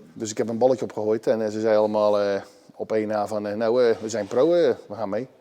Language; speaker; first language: Dutch; native; Dutch